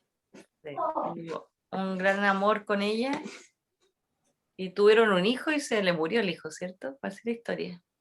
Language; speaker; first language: Spanish; native; Spanish